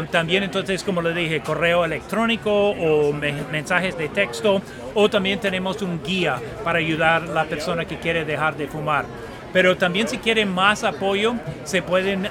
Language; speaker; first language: Spanish; non-native, fluent; English